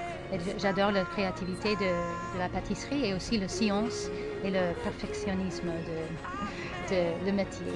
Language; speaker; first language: French; non-native, fluent; English